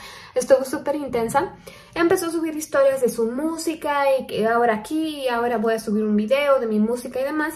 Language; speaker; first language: Spanish; native; Spanish